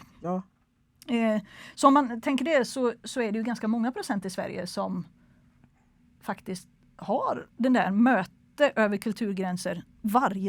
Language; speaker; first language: Swedish; native; Swedish